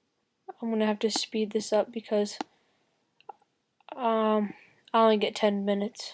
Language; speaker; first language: English; native; English